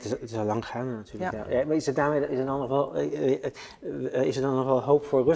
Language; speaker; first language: Dutch; native; Dutch